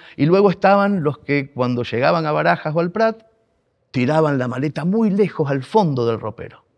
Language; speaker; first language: Spanish; native; Spanish